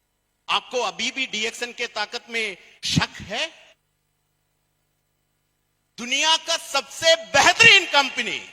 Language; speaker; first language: Hindi; non-native, fluent; Bangla